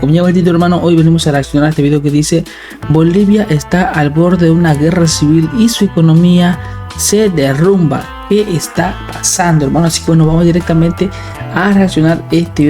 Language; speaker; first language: Spanish; native; Spanish